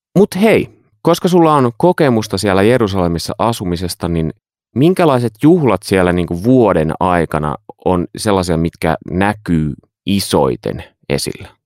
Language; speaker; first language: Finnish; native; Finnish